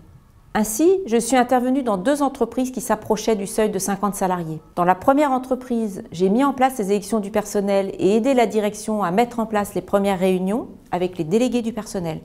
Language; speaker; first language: French; native; French